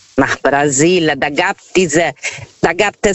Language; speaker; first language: German; non-native, fluent; Portuguese